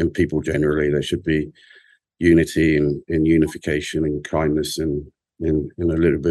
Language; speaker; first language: English; native; English